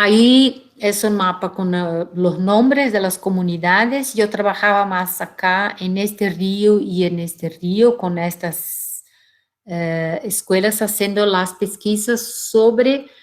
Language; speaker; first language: Spanish; non-native, fluent; Portuguese